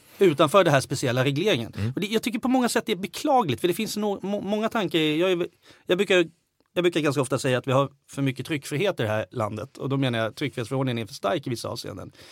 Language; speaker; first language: Swedish; native; Swedish